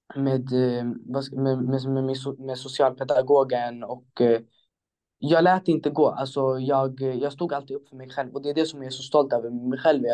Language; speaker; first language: Swedish; early bilingual, other home language; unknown